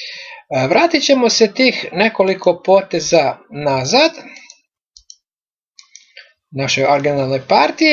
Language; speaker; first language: Serbian; native; Serbian